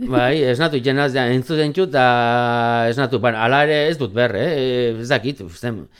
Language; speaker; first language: Basque; non-native, local second language; Spanish